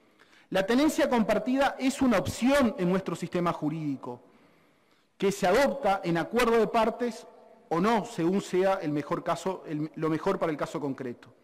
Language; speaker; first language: Spanish; native; Spanish